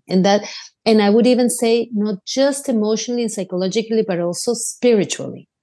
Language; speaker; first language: English; non-native, fluent; Spanish